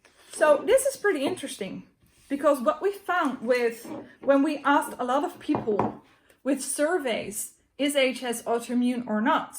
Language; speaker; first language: English; non-native, fluent; Dutch